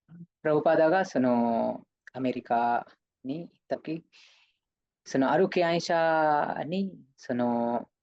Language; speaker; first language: Japanese; non-native, fluent; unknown